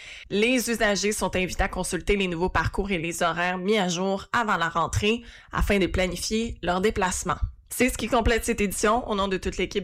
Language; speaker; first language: French; native; French